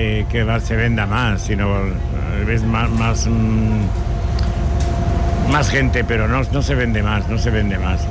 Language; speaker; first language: Spanish; native; Spanish